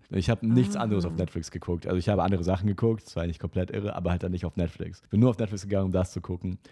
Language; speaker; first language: German; non-native, fluent; Russian